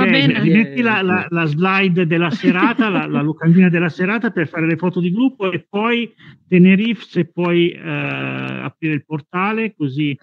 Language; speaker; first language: Italian; native; Italian